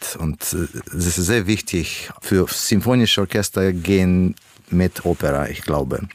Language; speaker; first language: German; non-native, learner; Russian